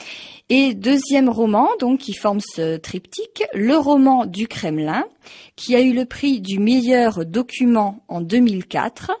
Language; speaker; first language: French; native; French